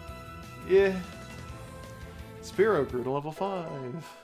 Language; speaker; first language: English; native; English